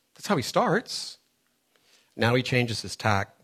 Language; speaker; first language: English; native; English